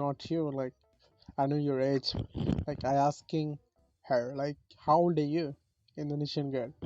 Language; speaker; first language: English; non-native, learner; Bangla